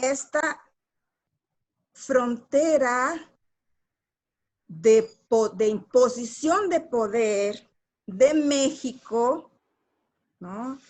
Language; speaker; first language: Spanish; non-native, fluent; Portuguese